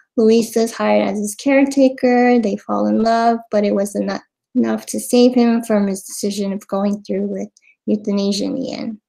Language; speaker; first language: English; native; English